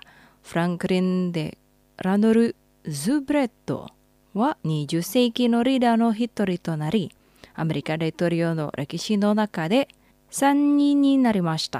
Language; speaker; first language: Japanese; non-native, fluent; Indonesian